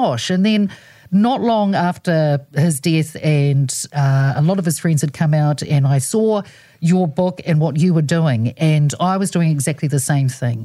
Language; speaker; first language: English; non-native, local second language; Samoan